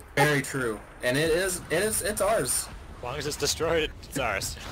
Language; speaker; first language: English; native; English